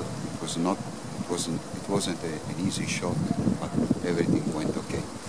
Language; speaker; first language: English; non-native, fluent; Italian